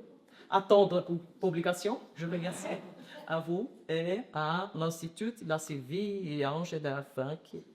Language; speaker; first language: French; non-native, learner; Portuguese